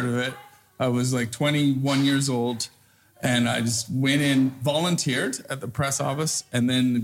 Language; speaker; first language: English; native; English